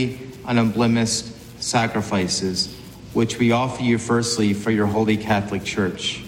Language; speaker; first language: English; native; English